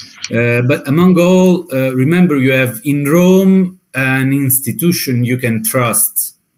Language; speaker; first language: English; non-native, fluent; Italian